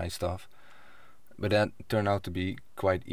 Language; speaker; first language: English; non-native, fluent; Dutch